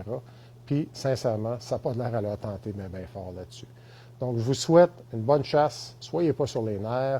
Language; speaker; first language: French; native; French